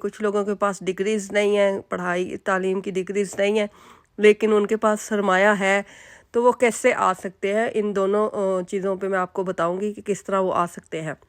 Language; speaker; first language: Urdu; native; Urdu